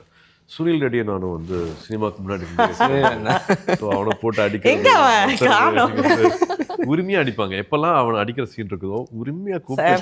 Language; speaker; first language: Tamil; native; Tamil